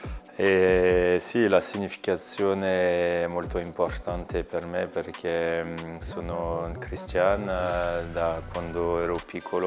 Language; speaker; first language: Italian; non-native, learner; French